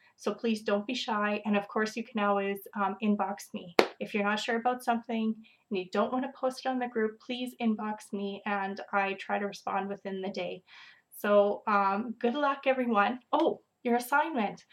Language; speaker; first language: English; native; English